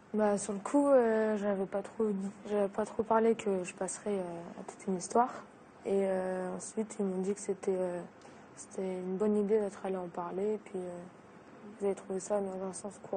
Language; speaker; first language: French; native; French